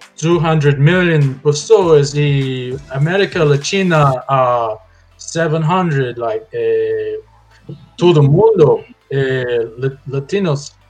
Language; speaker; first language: Portuguese; non-native, learner; English